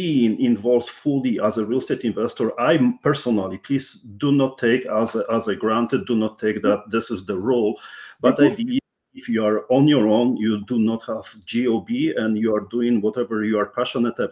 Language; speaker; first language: English; non-native, fluent; Polish